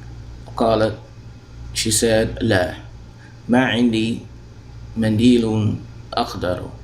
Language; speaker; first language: Arabic; non-native, fluent; English